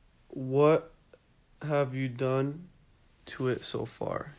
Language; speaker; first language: English; early bilingual, other home language; Spanish